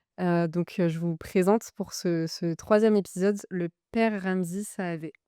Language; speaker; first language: French; native; French